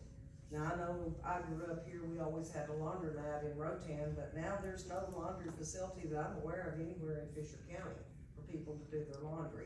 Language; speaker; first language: English; native; English